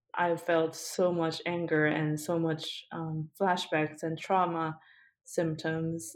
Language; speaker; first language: English; early bilingual, other home language; Korean